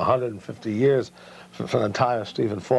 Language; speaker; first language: English; native; English